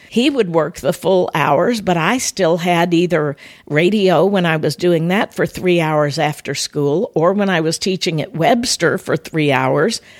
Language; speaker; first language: English; native; English